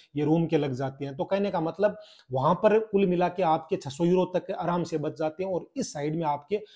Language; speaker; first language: Hindi; native; Hindi